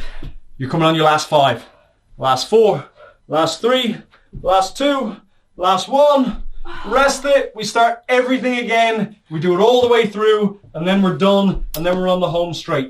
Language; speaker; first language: English; native; English